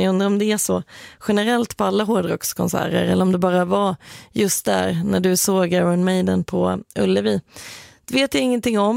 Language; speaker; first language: Swedish; native; Swedish